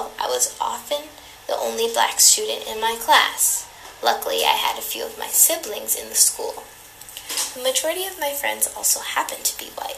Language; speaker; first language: English; native; English